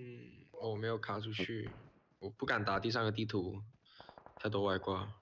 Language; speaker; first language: Chinese; non-native, local second language; Cantonese